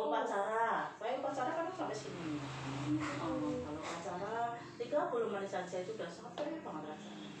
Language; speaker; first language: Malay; non-native, local second language; Javanese